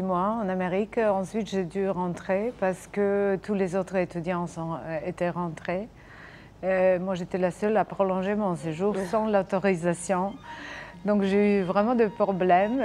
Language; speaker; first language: French; non-native, fluent; Serbian